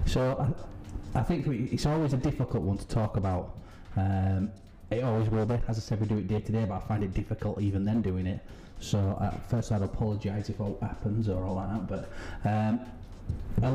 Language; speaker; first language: English; native; English